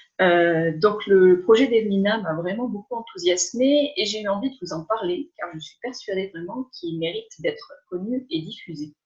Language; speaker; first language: French; native; French